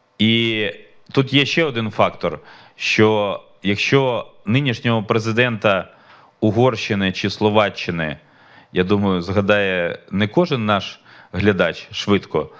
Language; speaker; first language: Ukrainian; native; Ukrainian